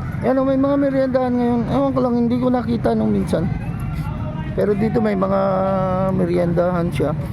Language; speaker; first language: Filipino; non-native, local second language; Iloko